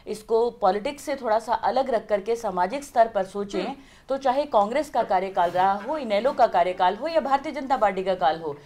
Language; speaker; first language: Hindi; native; Hindi